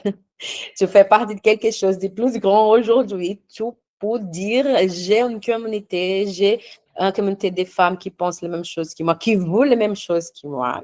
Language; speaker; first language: French; non-native, fluent; Portuguese